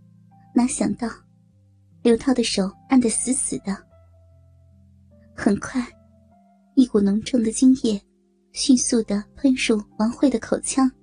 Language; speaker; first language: Chinese; native; Chinese